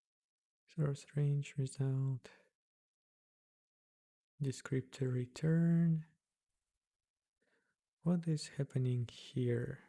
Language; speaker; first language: English; non-native, fluent; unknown